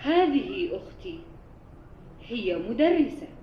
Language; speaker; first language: Arabic; non-native, learner; Indonesian